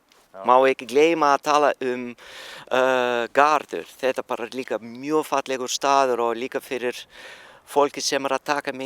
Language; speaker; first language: Icelandic; non-native, learner; Norwegian